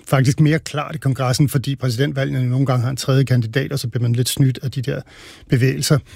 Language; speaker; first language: Danish; native; Danish